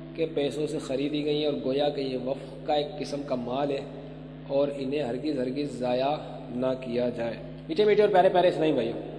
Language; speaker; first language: Urdu; native; Urdu